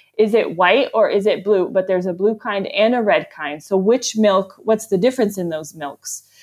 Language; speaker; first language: English; native; English